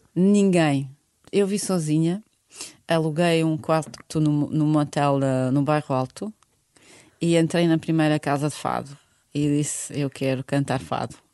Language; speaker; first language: Portuguese; non-native, fluent; Bosnian